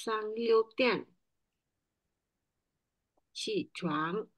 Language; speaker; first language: Chinese; non-native, learner; Vietnamese